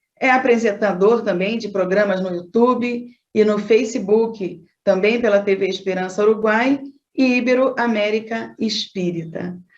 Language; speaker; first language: Portuguese; native; Portuguese